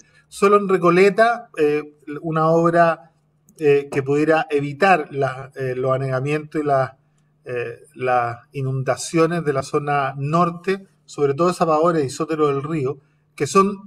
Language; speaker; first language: Spanish; native; Spanish